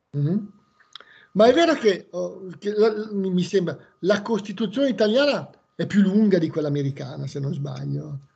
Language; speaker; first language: Italian; native; Italian